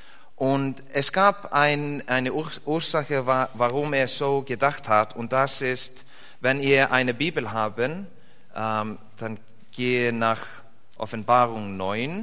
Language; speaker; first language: German; non-native, fluent; Icelandic